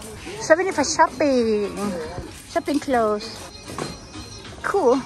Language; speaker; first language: English; non-native, learner; Thai